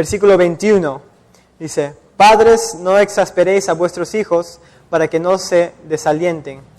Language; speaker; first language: Spanish; native; Spanish